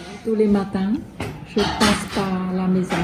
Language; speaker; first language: French; non-native, fluent; Khmer